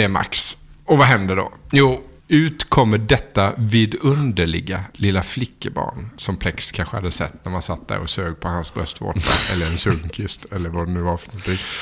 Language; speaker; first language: Swedish; native; Swedish